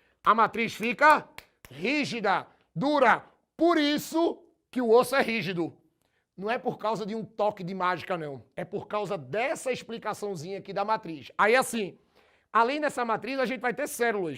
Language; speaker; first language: Portuguese; native; Portuguese